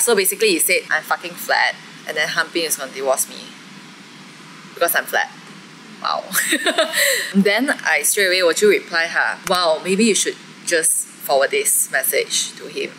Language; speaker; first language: English; non-native, local second language; Chinese